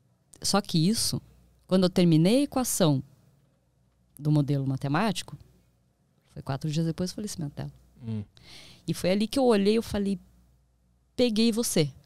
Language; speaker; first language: Portuguese; native; Portuguese